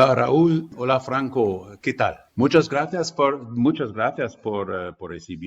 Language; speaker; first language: Spanish; non-native, fluent; German